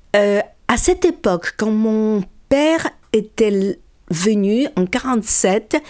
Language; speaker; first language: French; non-native, fluent; Russian